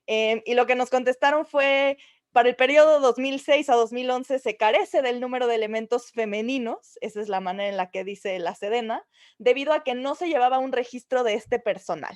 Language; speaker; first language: Spanish; native; Spanish